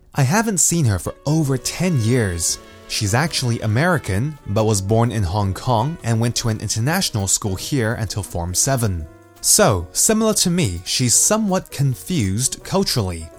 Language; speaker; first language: English; non-native, local second language; Cantonese